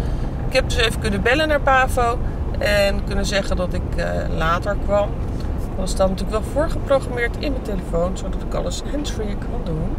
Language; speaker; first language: Dutch; native; Dutch